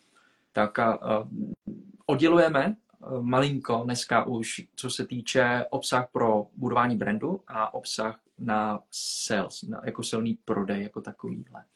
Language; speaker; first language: Czech; early bilingual, other home language; Vietnamese